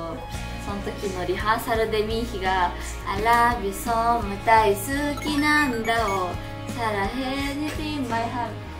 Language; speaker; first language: Japanese; native; Japanese